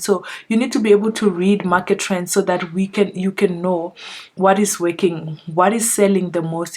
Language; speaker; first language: English; non-native, local second language; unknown